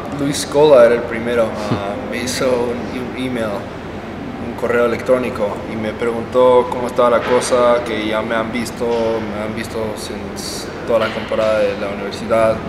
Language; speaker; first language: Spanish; early bilingual, heritage; Spanish